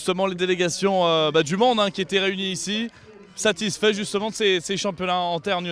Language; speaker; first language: French; native; French